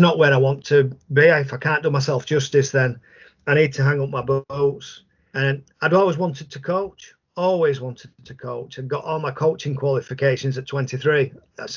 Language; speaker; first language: English; native; English